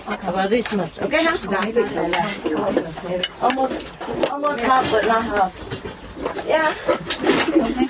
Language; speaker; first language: English; non-native, fluent; Vietnamese